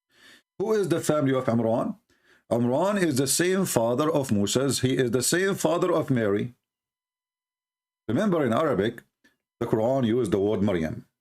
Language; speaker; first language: English; non-native, fluent; Arabic